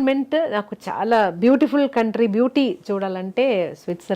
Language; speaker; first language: Telugu; non-native, local second language; Malayalam